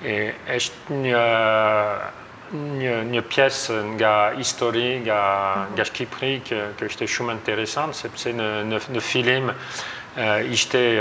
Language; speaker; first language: Albanian; non-native, learner; French